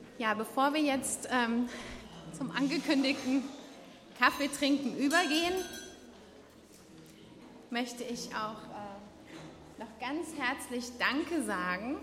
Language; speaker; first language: German; native; German